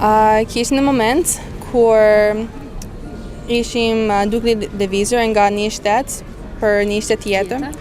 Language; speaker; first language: Albanian; non-native, fluent; English